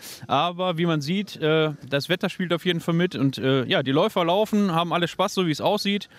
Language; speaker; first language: German; native; German